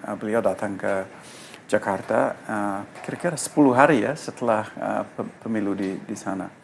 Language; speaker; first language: Indonesian; non-native, fluent; English